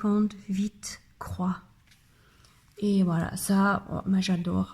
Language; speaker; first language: French; non-native, learner; German